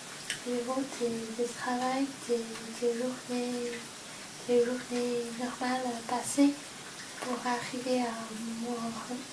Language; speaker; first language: French; non-native, learner; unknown